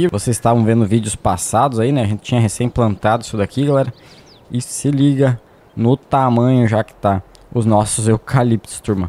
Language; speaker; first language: Portuguese; native; Portuguese